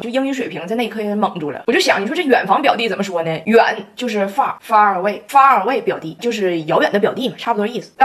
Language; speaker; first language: Chinese; native; Chinese